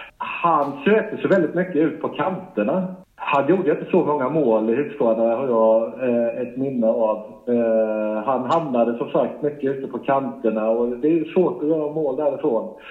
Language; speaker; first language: Swedish; native; Swedish